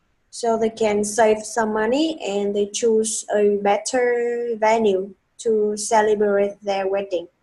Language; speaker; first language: English; non-native, fluent; Vietnamese